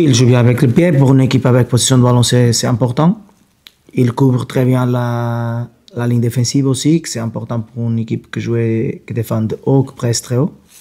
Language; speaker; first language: French; non-native, fluent; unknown